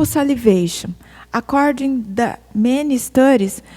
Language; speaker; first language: English; non-native, fluent; Portuguese